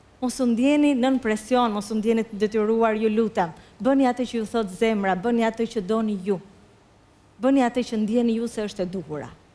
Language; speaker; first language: Albanian; native; Albanian